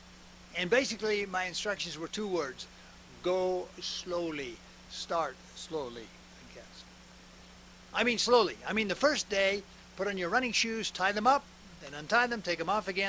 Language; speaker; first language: English; native; English